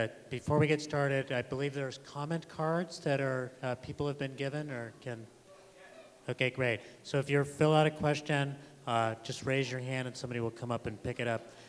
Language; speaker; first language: English; native; English